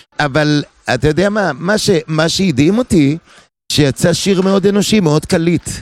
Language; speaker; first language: Hebrew; native; Hebrew